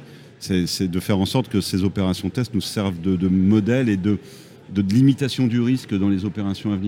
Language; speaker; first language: French; native; French